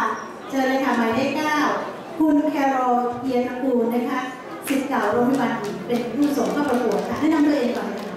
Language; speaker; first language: Thai; native; Thai